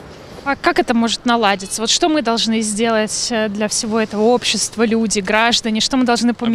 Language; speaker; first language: Russian; native; Russian